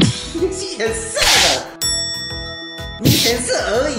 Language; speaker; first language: Chinese; non-native, fluent; Japanese